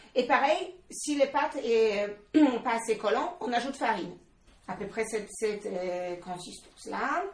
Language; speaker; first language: French; non-native, fluent; Polish